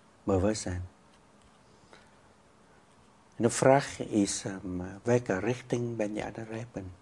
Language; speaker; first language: Dutch; non-native, fluent; Vietnamese